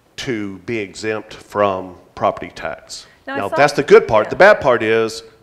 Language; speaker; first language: English; native; English